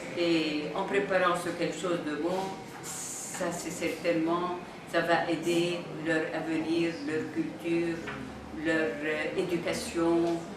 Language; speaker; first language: French; non-native, local second language; Arabic